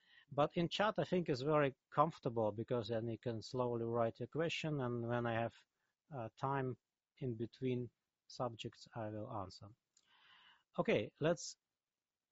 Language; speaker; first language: English; non-native, fluent; Russian